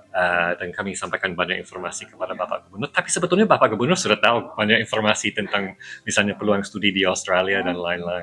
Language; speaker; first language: Indonesian; non-native, fluent; English